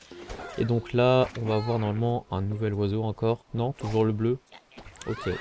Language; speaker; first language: French; native; French